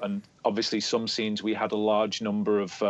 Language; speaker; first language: English; native; English